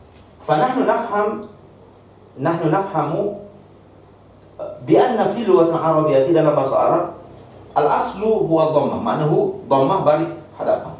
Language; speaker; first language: Arabic; non-native, fluent; Malay